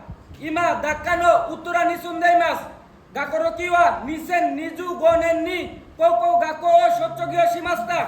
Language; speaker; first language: Japanese; non-native, learner; Bangla